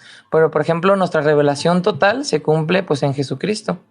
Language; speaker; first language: Spanish; native; Spanish